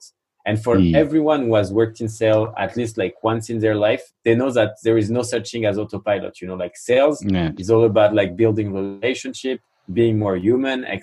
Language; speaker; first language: English; non-native, fluent; French